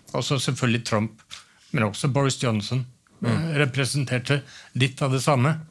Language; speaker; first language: Norwegian; native; Norwegian